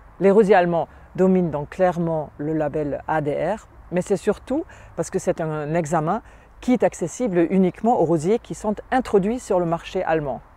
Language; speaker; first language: French; non-native, fluent; German